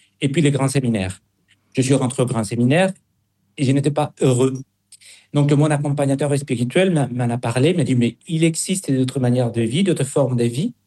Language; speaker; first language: French; non-native, fluent; Spanish